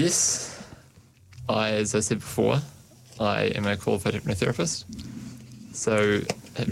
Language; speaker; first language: English; native; English